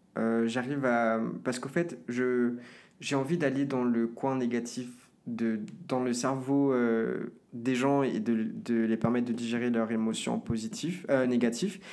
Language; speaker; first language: French; non-native, fluent; Portuguese